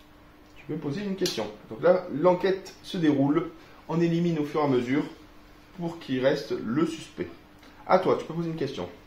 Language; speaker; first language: French; native; French